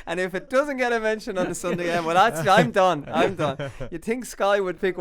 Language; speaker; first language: English; native; English